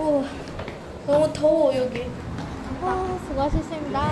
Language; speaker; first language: Korean; non-native, fluent; Filipino